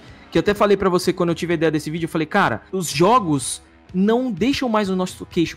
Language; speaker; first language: Portuguese; native; Portuguese